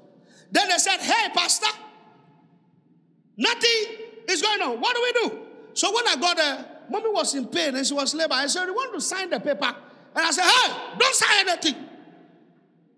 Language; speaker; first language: English; non-native, local second language; Ga